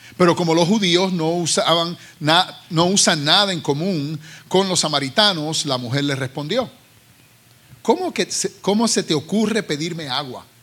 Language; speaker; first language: Spanish; native; Spanish